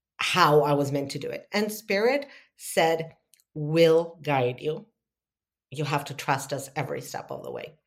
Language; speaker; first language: English; non-native, fluent; Spanish